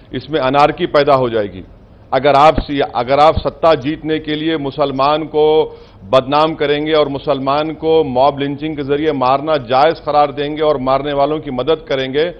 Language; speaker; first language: Urdu; native; Urdu